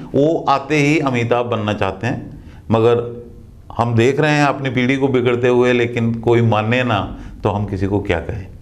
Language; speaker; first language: Hindi; non-native, local second language; Dogri